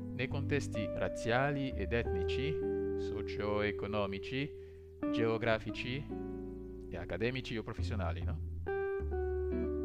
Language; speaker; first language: Italian; non-native, fluent; French